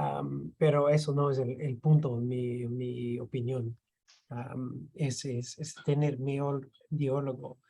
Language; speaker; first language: Spanish; non-native, fluent; English